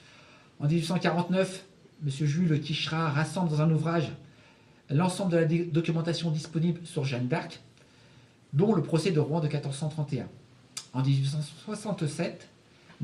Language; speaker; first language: French; native; French